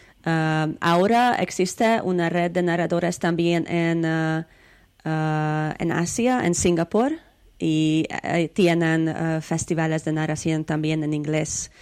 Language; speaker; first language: Spanish; non-native, learner; Hungarian